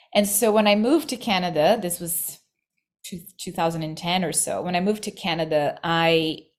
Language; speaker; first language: English; non-native, fluent; Portuguese